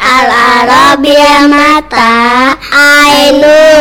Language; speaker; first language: Arabic; non-native, learner; Indonesian